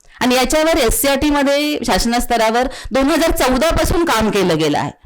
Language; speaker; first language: Marathi; native; Marathi